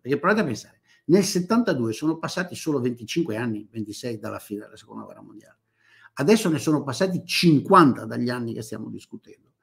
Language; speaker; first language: Italian; native; Italian